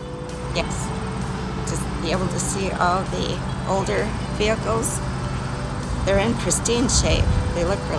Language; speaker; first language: English; native; English